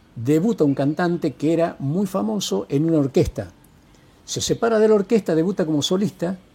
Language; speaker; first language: Spanish; native; Spanish